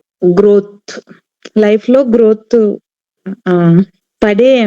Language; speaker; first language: Hindi; non-native, learner; Telugu